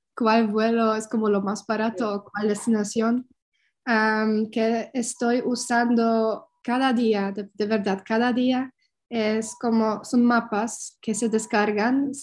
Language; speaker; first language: Spanish; non-native, learner; Polish